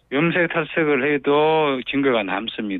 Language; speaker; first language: Korean; native; Korean